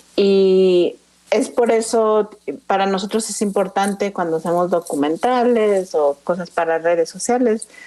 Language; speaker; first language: Spanish; early bilingual, other home language; English